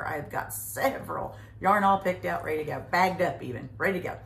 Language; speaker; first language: English; native; English